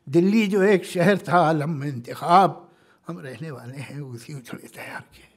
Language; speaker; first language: Hindi; native; Hindi